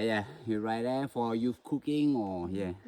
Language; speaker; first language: English; non-native, learner; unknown